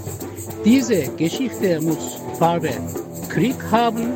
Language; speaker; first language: German; non-native, learner; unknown